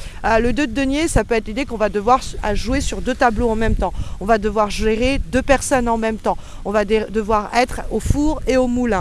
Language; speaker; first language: French; native; French